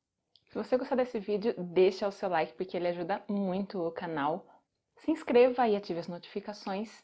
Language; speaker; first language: Portuguese; native; Portuguese